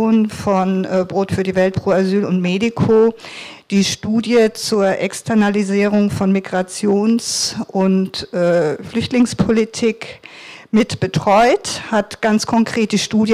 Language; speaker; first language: German; native; German